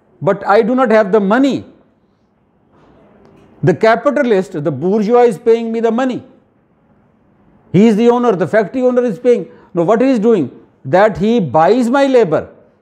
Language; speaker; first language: English; non-native, local second language; Urdu